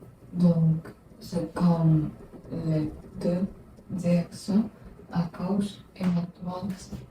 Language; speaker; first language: French; non-native, learner; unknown